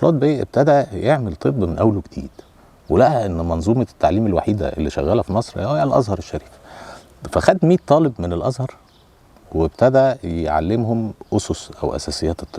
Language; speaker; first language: Arabic; native; Arabic